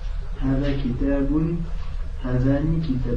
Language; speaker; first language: Arabic; non-native, learner; French